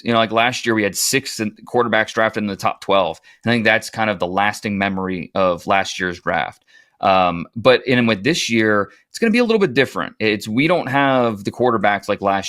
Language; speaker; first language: English; native; English